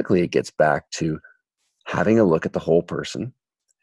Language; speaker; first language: English; native; English